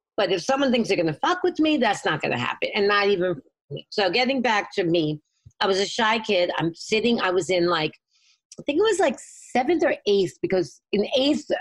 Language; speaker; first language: English; native; English